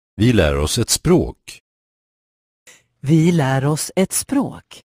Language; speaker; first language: Swedish; non-native, fluent; Persian